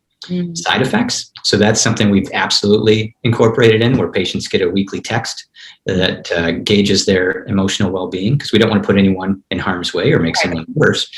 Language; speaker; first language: English; native; English